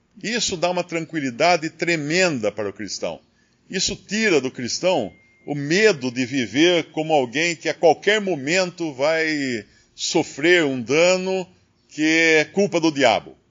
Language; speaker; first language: Portuguese; native; Portuguese